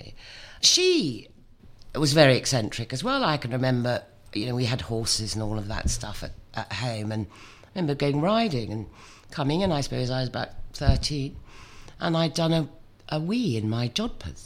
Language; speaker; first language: English; native; English